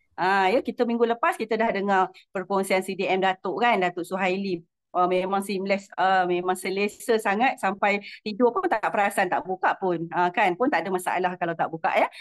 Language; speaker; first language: Malay; native; Malay